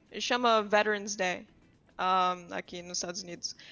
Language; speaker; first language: Portuguese; early bilingual, heritage; English